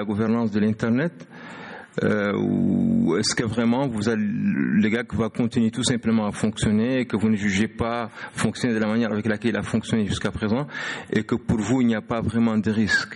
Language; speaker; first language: French; non-native, local second language; Arabic